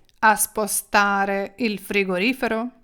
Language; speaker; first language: Italian; non-native, fluent; Ukrainian